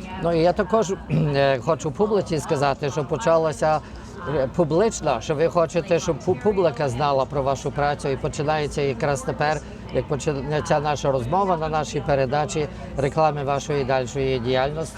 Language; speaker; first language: Ukrainian; early bilingual, heritage; Ukrainian